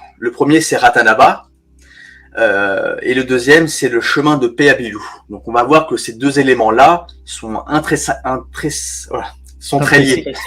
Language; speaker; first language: French; native; French